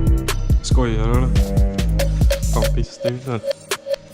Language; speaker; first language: Swedish; native; Swedish